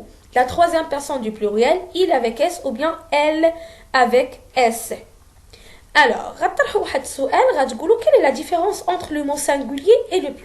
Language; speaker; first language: French; non-native, local second language; Arabic